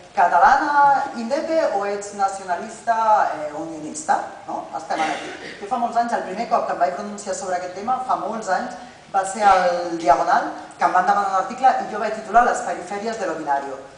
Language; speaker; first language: Catalan; non-native, local second language; Spanish